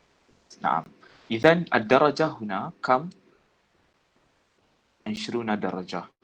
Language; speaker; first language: Arabic; non-native, fluent; Malay